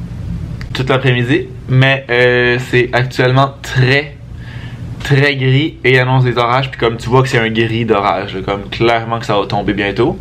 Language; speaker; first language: French; native; French